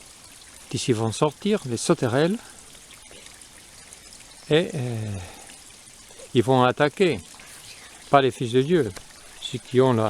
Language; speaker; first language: French; non-native, fluent; Spanish